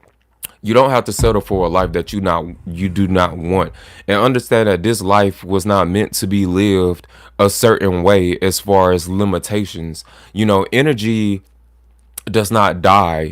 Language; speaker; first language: English; native; English